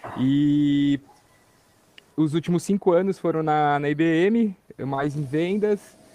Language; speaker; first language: Portuguese; native; Portuguese